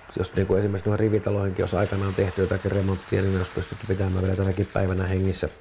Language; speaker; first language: Finnish; native; Finnish